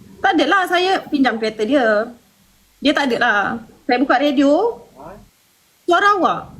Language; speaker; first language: Malay; native; Malay